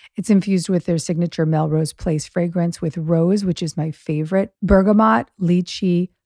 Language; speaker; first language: English; early bilingual, other home language; German